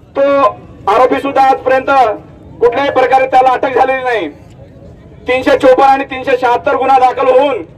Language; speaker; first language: Marathi; non-native, local second language; Lambadi